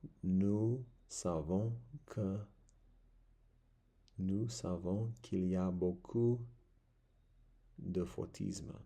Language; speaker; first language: French; non-native, learner; English